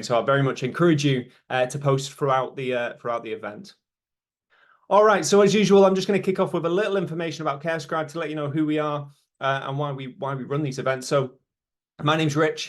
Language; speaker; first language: English; native; English